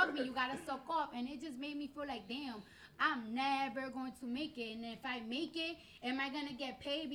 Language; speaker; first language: English; early bilingual, other home language; Spanish